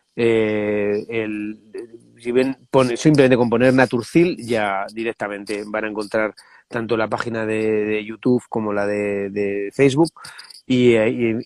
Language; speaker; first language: Spanish; native; Spanish